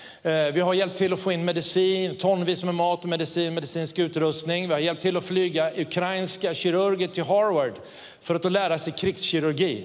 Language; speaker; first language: Swedish; native; Swedish